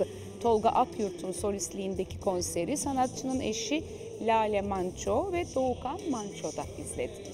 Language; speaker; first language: Turkish; native; Turkish